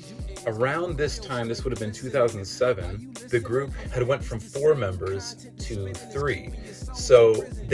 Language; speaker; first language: English; native; English